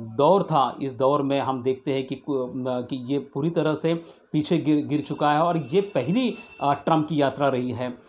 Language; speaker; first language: Hindi; non-native, local second language; Marathi